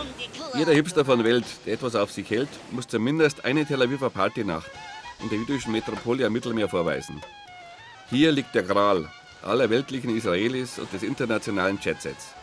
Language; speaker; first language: German; native; German